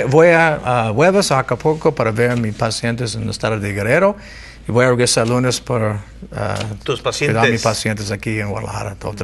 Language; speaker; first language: Spanish; non-native, learner; English